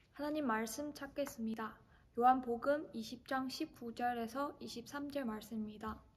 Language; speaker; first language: Korean; non-native, fluent; Chinese